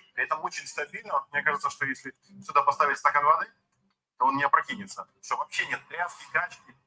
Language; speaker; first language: Russian; native; Russian